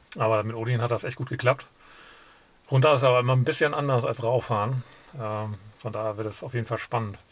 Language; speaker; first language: German; native; German